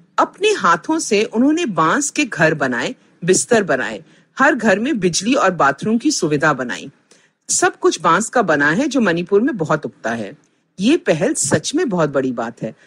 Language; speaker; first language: Hindi; non-native, local second language; Punjabi